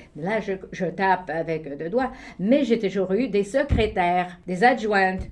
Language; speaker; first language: French; native; French